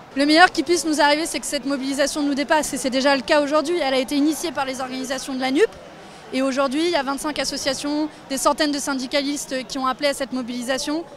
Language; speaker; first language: French; native; French